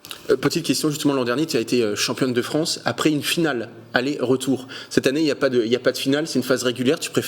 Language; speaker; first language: French; native; French